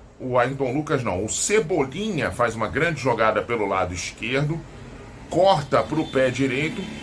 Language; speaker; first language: Portuguese; native; Portuguese